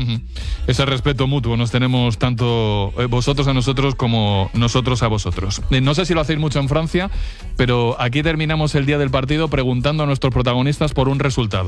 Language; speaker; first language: Spanish; native; Spanish